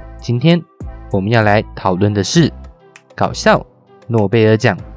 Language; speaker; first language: Chinese; native; Chinese